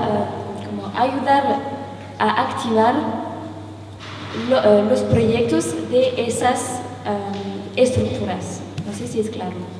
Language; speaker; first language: Spanish; non-native, learner; French